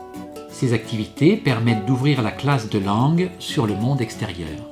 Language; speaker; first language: French; native; French